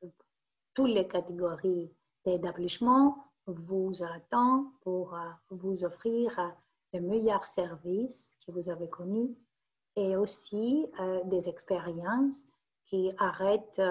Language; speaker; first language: French; non-native, fluent; Greek